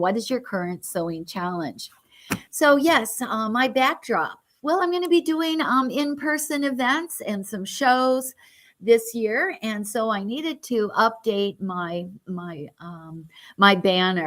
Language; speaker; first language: English; native; English